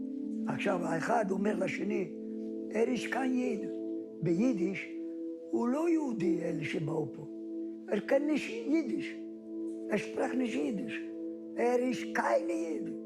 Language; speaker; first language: Hebrew; non-native, fluent; Ladino